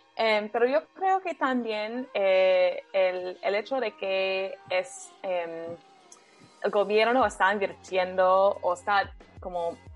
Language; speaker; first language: Spanish; non-native, fluent; English